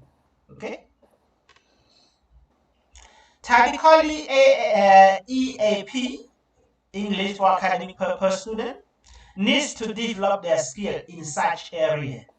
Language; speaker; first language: English; non-native, learner; Khmer